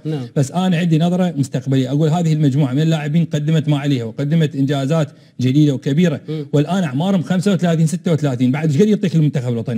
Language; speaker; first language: Arabic; native; Arabic